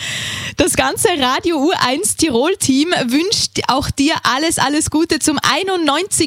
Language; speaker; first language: German; native; German